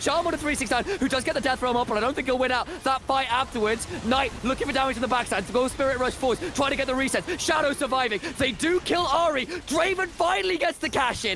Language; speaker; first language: English; native; English